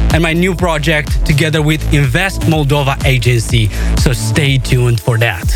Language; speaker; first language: English; non-native, fluent; Romanian